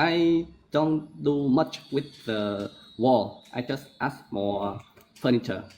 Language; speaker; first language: English; non-native, learner; Vietnamese